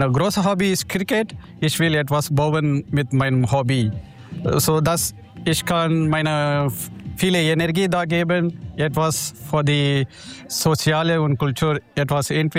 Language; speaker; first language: German; non-native, learner; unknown